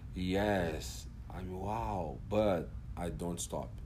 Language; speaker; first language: English; non-native, learner; Portuguese